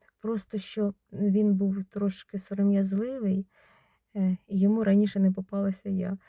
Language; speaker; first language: Ukrainian; native; Ukrainian